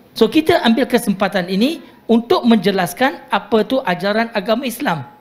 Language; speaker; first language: Malay; non-native, local second language; Tamil